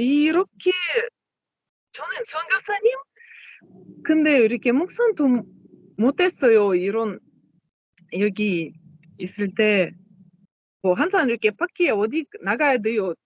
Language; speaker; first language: Korean; non-native, learner; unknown